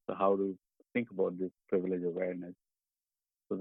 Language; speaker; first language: English; non-native, local second language; Tamil